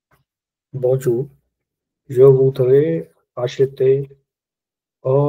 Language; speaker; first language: French; non-native, learner; Punjabi